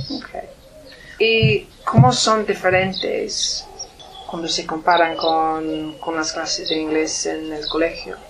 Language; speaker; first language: Spanish; non-native, learner; English